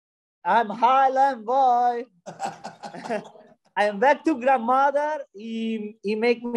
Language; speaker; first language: English; non-native, learner; Italian